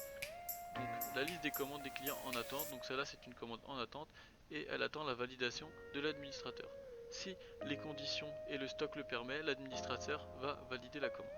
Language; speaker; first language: French; native; French